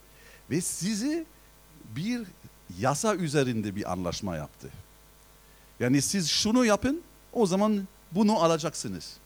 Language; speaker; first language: Turkish; non-native, fluent; German